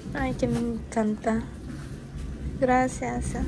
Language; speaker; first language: Spanish; non-native, fluent; Japanese